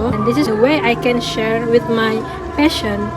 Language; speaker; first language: English; non-native, learner; Indonesian